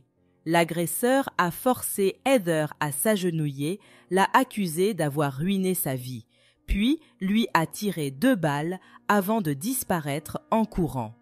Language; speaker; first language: French; native; French